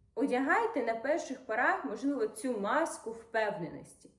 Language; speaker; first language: Ukrainian; non-native, local second language; Russian